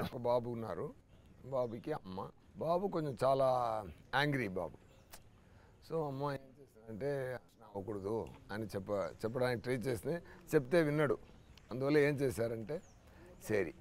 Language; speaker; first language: Telugu; non-native, fluent; Tamil